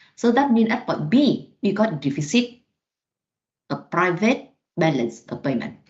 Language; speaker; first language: English; non-native, fluent; Vietnamese